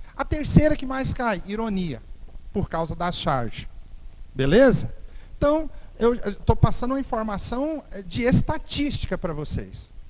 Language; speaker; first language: Portuguese; native; Portuguese